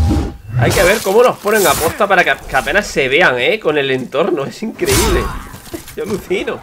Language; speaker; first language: Spanish; native; Spanish